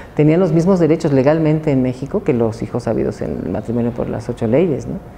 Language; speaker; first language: Spanish; native; Spanish